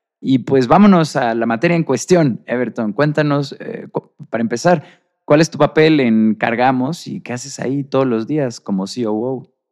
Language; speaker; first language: Spanish; native; Spanish